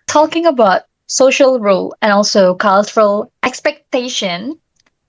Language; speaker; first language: English; non-native, learner; Indonesian